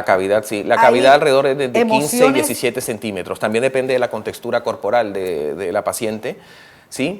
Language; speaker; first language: Spanish; native; Spanish